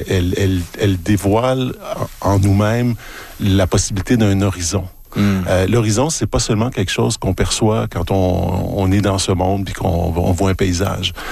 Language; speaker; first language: French; native; French